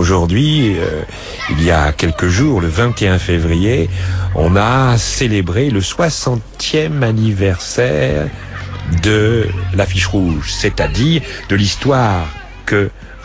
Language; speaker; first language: French; native; French